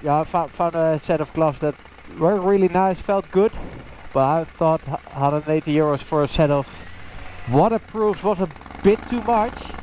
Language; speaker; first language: English; non-native, fluent; Dutch